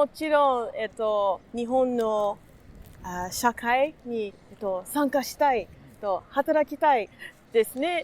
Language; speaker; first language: Japanese; non-native, learner; English